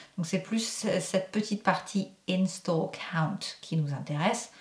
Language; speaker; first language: French; native; French